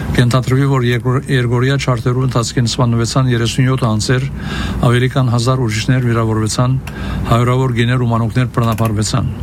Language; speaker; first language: Armenian; early bilingual, heritage; Armenian